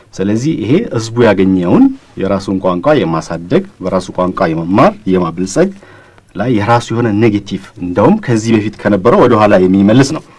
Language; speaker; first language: Amharic; non-native, local second language; Oromo